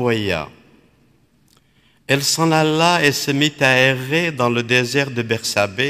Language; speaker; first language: French; non-native, local second language; Arabic